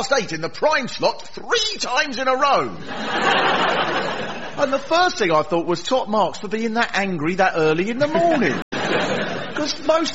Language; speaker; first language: English; native; English